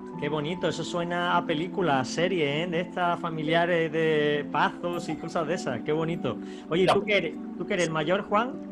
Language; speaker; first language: Spanish; native; Spanish